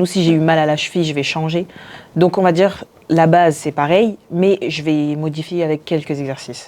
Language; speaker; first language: French; native; French